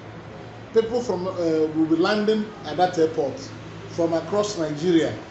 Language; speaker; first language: English; non-native, local second language; Igbo